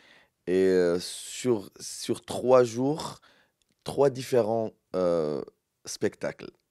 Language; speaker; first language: French; non-native, local second language; Arabic